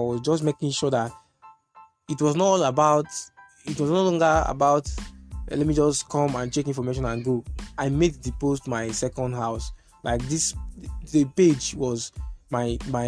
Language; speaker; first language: English; non-native, local second language; Igbo